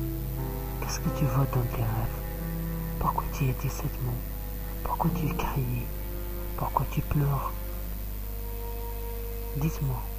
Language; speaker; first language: French; non-native, learner; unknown